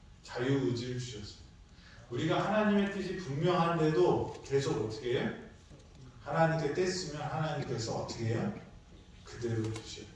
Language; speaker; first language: Korean; native; Korean